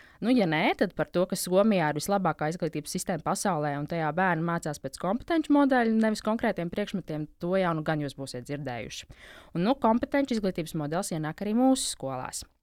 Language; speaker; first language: Latvian; native; Latvian